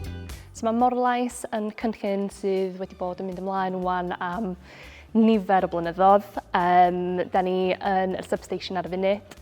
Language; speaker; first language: Welsh; native; Welsh